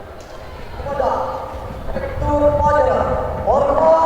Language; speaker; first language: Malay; non-native, local second language; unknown